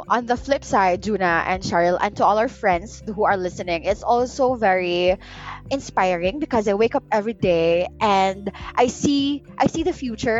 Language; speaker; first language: English; non-native, local second language; Cebuano